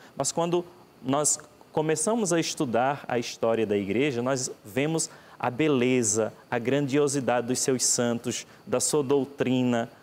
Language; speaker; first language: Portuguese; native; Portuguese